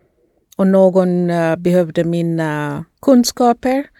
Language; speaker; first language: Swedish; non-native, fluent; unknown